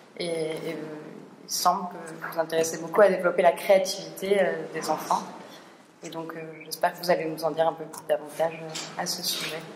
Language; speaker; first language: French; native; French